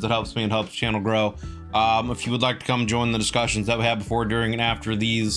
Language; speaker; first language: English; native; English